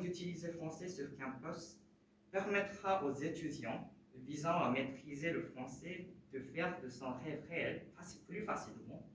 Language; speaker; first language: French; non-native, fluent; Japanese